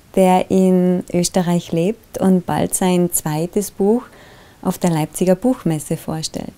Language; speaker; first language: German; native; German